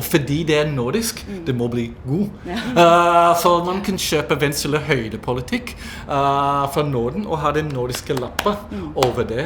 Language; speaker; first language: Norwegian; non-native, fluent; English